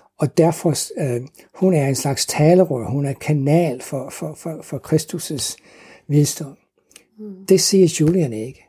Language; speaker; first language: Danish; non-native, fluent; English